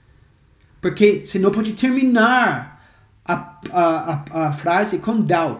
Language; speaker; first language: Portuguese; non-native, fluent; English